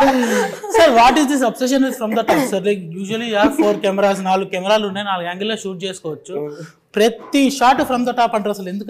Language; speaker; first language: Telugu; native; Telugu